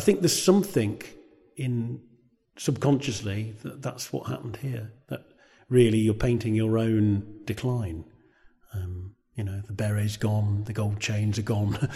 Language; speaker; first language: English; native; English